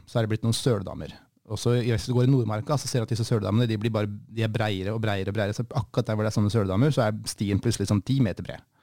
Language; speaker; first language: Norwegian; native; Norwegian